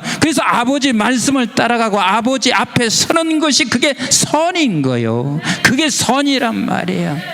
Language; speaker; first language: Korean; native; Korean